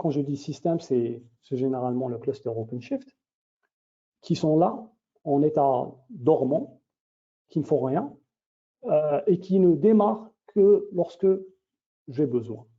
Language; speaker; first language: French; native; French